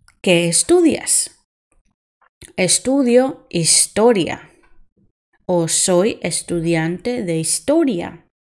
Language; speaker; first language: Spanish; non-native, fluent; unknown